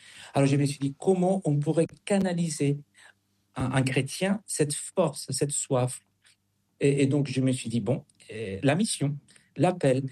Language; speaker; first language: French; non-native, fluent; Spanish